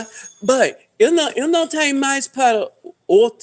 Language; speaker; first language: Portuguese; non-native, learner; English